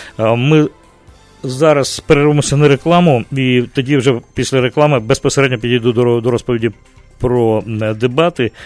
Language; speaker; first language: Ukrainian; native; Ukrainian